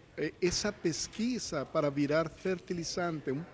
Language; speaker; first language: Portuguese; non-native, fluent; Spanish